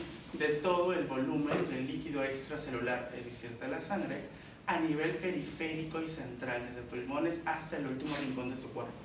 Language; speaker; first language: Spanish; native; Spanish